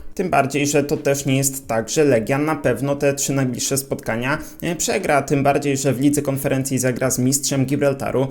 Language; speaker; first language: Polish; native; Polish